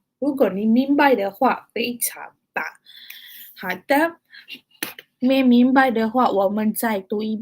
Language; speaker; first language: Chinese; non-native, fluent; Malay